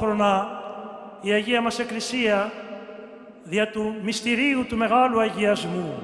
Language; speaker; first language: Greek; native; Greek